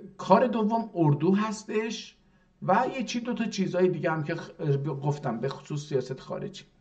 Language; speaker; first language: Persian; non-native, local second language; Azerbaijani